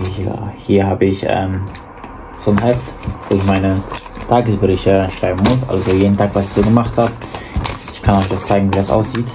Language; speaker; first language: German; early bilingual, other home language; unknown